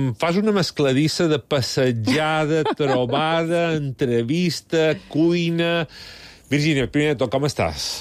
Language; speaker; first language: Catalan; native; Catalan